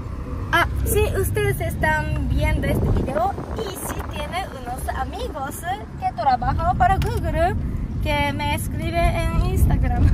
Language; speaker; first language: Spanish; non-native, learner; Japanese